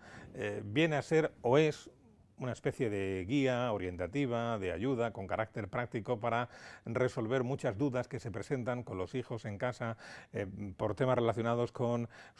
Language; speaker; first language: Spanish; native; Spanish